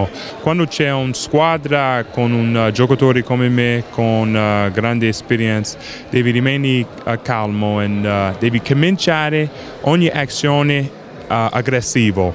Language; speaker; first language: Italian; non-native, learner; English